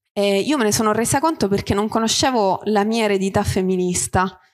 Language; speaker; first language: Italian; native; Italian